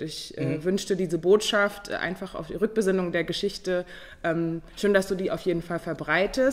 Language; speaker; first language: German; native; German